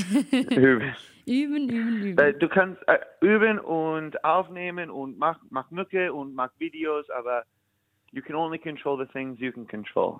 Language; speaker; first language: German; non-native, fluent; English